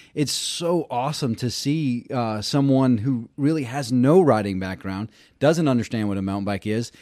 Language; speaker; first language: English; native; English